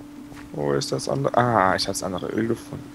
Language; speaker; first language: German; native; German